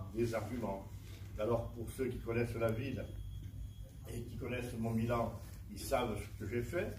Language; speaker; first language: French; native; French